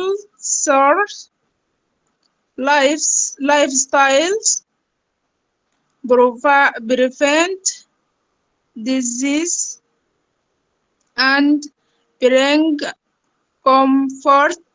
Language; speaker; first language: English; non-native, learner; Arabic